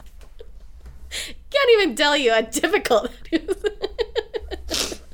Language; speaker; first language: English; native; English